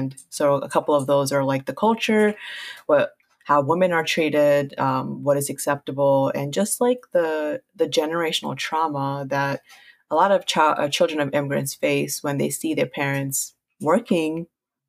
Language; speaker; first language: English; early bilingual, other home language; Punjabi